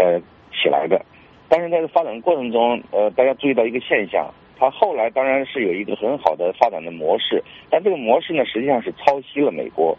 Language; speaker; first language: Chinese; native; Chinese